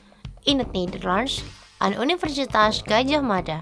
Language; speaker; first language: Dutch; non-native, fluent; Indonesian